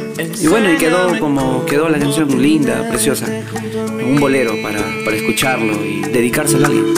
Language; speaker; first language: Spanish; native; Spanish